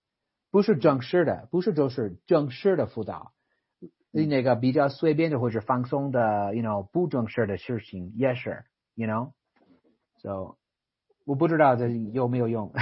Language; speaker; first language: Chinese; non-native, fluent; English